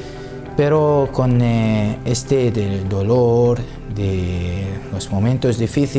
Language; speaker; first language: Spanish; non-native, learner; Assyrian Neo-Aramaic